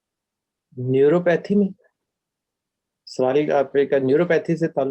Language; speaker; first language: Urdu; native; Urdu